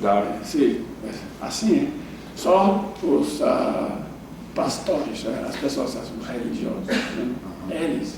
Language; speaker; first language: Portuguese; non-native, fluent; English